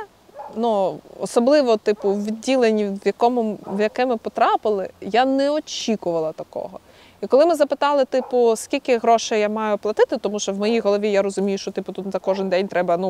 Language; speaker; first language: Ukrainian; native; Ukrainian